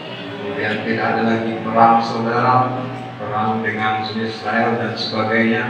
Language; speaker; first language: Indonesian; native; Indonesian